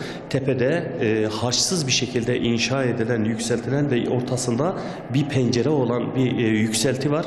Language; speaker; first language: Turkish; native; Turkish